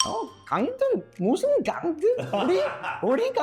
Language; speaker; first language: Korean; non-native, learner; English